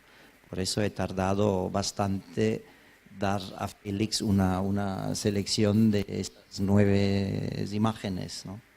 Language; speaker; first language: Spanish; non-native, fluent; German